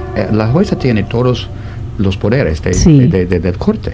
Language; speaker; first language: Spanish; non-native, fluent; English